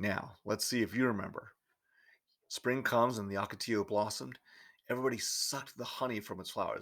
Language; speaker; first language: English; native; English